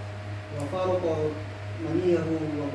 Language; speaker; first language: Arabic; non-native, learner; Indonesian